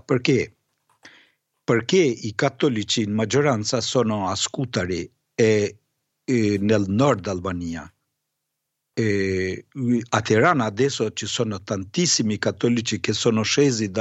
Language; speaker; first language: Italian; non-native, fluent; Albanian